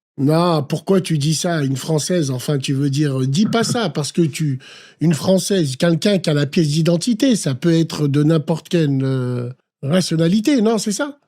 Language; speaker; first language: French; native; French